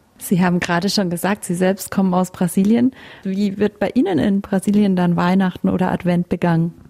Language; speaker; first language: German; native; German